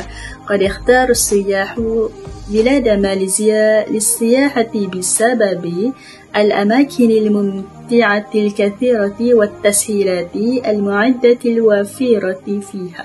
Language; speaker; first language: Arabic; non-native, learner; Malay